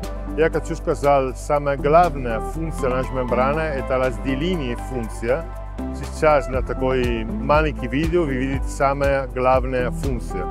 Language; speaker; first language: Russian; non-native, learner; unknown